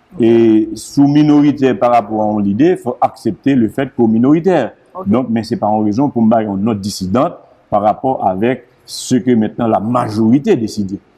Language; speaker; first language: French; non-native, local second language; Haitian Creole